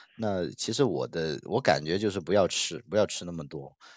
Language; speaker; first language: Chinese; non-native, local second language; Cantonese